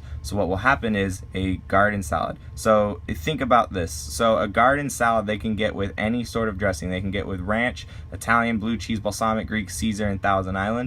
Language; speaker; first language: English; native; English